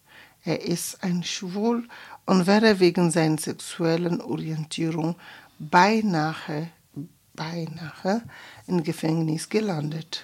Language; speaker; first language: German; non-native, fluent; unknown